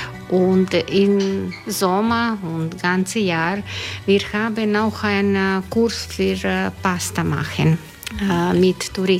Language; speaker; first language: German; non-native, learner; Croatian